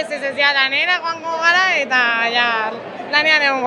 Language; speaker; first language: Basque; non-native, learner; Spanish